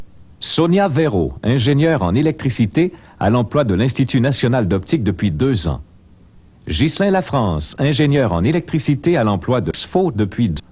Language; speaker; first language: French; native; French